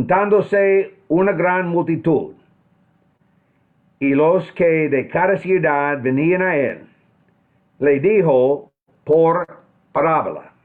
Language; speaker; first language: Spanish; non-native, fluent; English